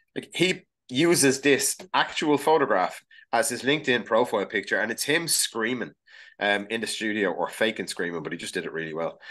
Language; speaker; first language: English; native; English